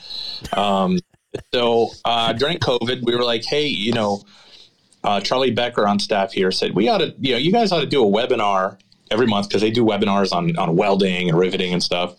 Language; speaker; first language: English; native; English